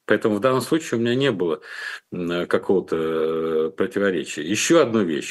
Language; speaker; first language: Russian; native; Russian